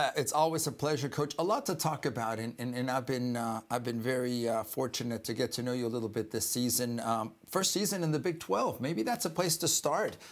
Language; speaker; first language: English; early bilingual, other home language; Spanish